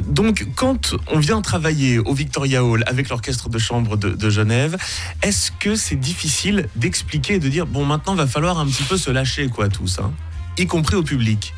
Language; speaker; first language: French; native; French